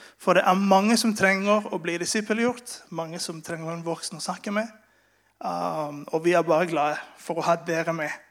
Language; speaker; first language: Norwegian; non-native, fluent; Spanish